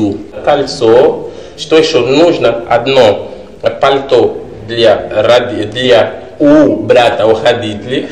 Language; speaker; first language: Russian; non-native, learner; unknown